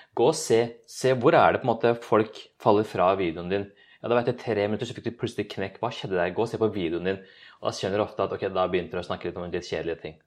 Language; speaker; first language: Norwegian; early bilingual, other home language; Urdu